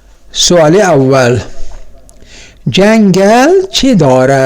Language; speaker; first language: Persian; non-native, fluent; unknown